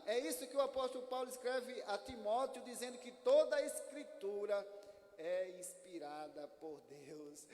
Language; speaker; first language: Portuguese; native; Portuguese